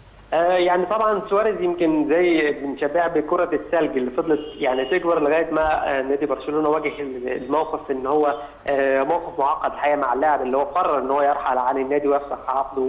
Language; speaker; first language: Arabic; native; Arabic